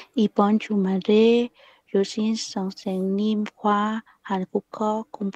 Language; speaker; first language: Korean; non-native, learner; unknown